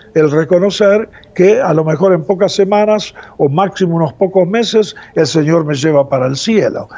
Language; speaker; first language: Spanish; native; Spanish